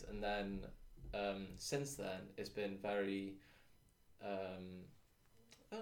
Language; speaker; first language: English; native; English